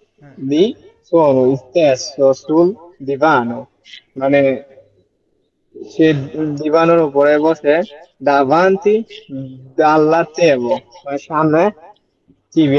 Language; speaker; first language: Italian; non-native, learner; Bangla